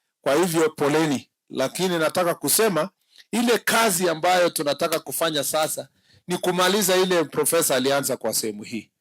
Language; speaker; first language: Swahili; non-native, local second language; Kalenjin